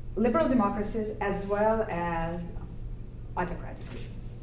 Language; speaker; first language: English; non-native, fluent; Ukrainian